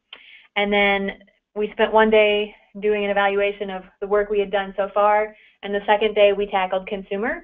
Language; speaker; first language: English; native; English